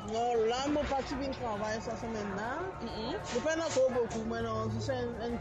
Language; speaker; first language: French; non-native, local second language; Morisyen